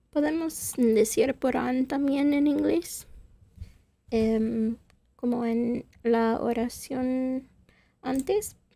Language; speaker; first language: Spanish; non-native, fluent; English